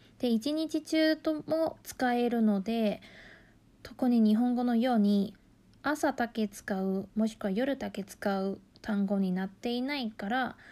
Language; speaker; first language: Japanese; non-native, fluent; Chinese